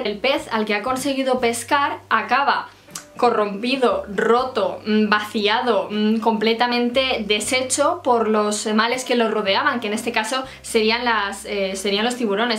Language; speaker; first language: Spanish; native; Spanish